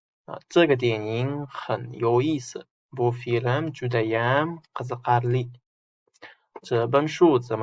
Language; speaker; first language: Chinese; non-native, fluent; Uzbek